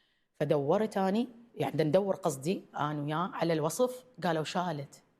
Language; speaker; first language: Arabic; native; Arabic